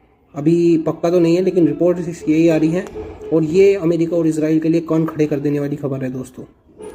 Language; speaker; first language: Hindi; native; Hindi